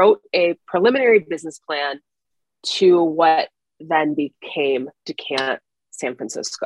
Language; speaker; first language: English; native; English